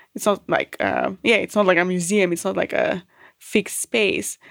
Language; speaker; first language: English; non-native, fluent; Macedonian